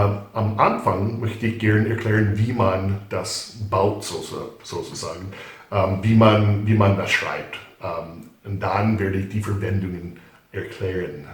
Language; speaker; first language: German; non-native, fluent; English